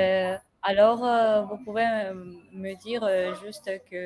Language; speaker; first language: French; non-native, learner; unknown